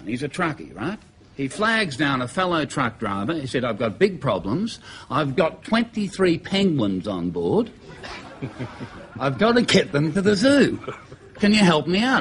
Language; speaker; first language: English; native; English